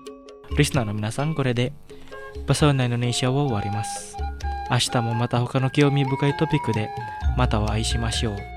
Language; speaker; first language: Japanese; non-native, fluent; Indonesian